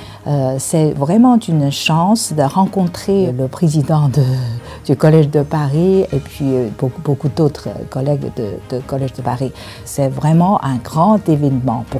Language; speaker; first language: French; non-native, fluent; Chinese